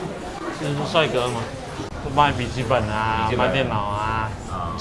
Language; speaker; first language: Chinese; native; Chinese